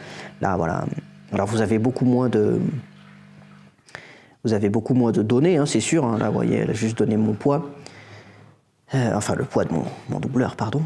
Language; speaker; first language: French; native; French